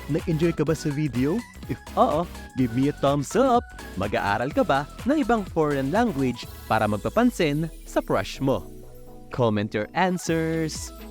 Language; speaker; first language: Filipino; native; Filipino